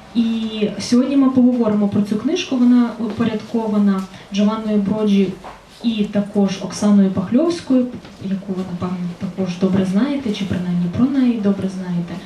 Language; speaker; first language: Ukrainian; native; Ukrainian